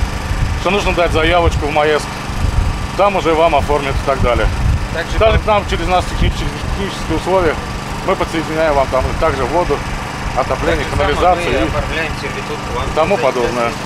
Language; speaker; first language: Russian; native; Russian